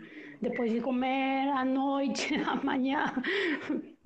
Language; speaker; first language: Portuguese; non-native, learner; Spanish